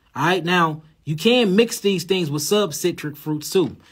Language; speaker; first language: English; native; English